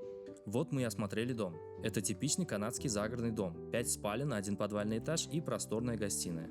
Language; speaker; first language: Russian; native; Russian